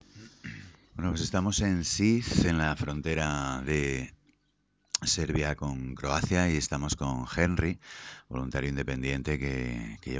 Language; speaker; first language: Spanish; native; Spanish